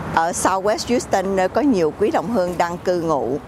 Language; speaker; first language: Vietnamese; native; Vietnamese